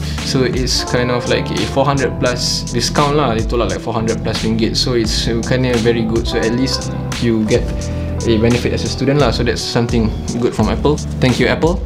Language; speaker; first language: English; non-native, local second language; Malay